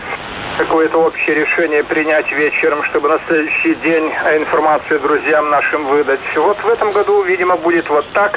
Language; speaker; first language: Russian; native; Russian